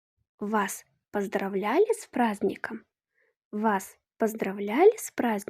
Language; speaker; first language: Russian; non-native, fluent; Uzbek